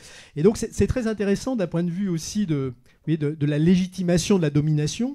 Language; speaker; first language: French; native; French